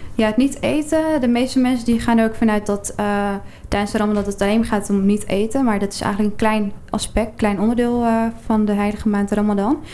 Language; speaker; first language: Dutch; early bilingual, other home language; Arabic